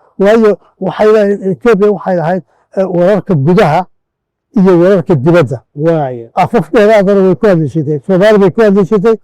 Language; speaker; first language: Somali; native; Somali